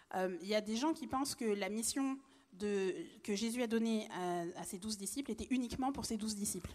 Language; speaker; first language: French; native; French